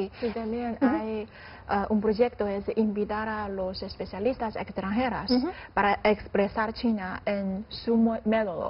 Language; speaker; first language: Spanish; non-native, fluent; Chinese